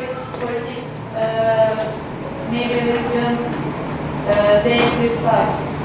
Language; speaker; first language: English; non-native, learner; Turkish